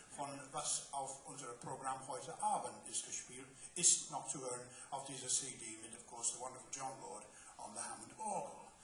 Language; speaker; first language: German; non-native, learner; English